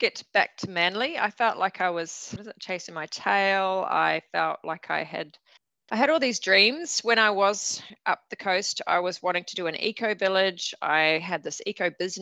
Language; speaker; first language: English; native; English